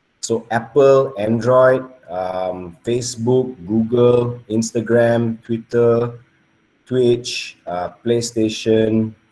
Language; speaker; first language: Malay; non-native, local second language; English